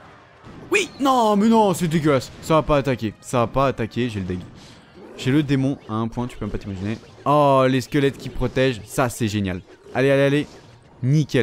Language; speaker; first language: French; native; French